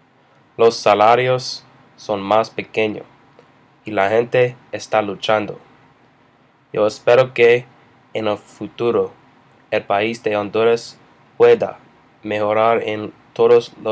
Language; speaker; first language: Spanish; non-native, learner; English